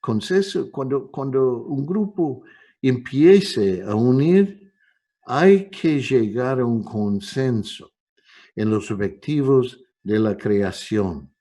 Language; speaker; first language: Spanish; non-native, fluent; English